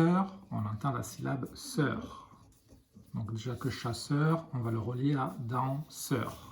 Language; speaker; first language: French; native; French